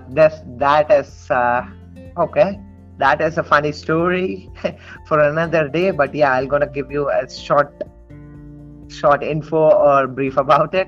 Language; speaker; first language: English; non-native, local second language; Telugu